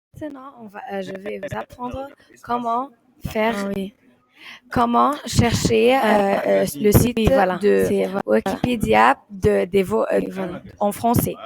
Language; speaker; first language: French; non-native, learner; Arabic